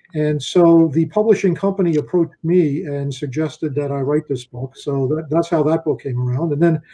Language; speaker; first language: English; native; English